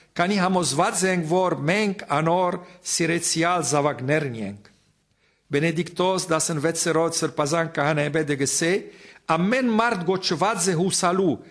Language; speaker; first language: Armenian; native; Armenian